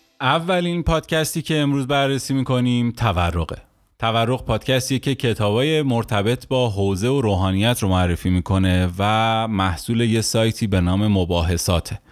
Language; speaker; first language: Persian; native; Persian